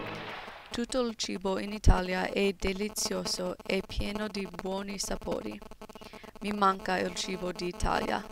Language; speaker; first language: Italian; non-native, learner; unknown